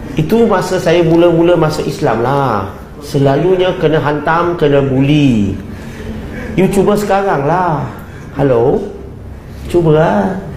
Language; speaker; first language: Malay; non-native, local second language; Chinese